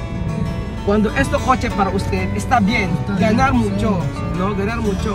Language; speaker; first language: Spanish; non-native, learner; Filipino